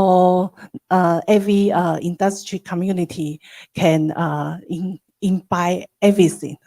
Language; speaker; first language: English; non-native, learner; Chinese